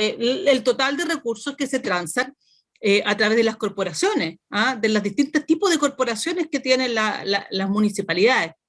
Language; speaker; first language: Spanish; native; Spanish